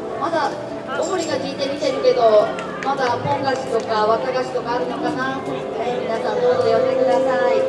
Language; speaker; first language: Japanese; native; Japanese